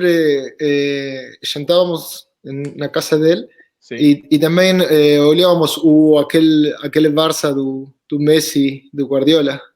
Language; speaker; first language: Portuguese; non-native, fluent; Spanish